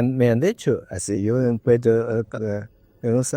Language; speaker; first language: Spanish; non-native, learner; English